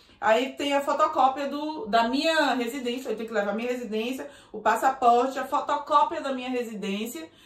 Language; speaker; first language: Portuguese; native; Portuguese